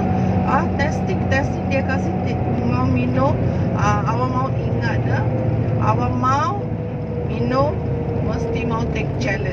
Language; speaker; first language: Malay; non-native, learner; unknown